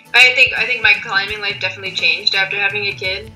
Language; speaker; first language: English; native; English